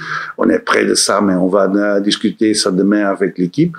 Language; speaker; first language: French; non-native, learner; Dutch